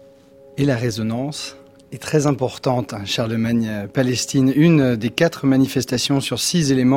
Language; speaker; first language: French; native; French